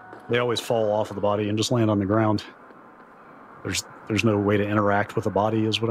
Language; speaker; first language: English; native; English